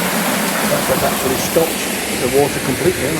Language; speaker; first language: English; native; English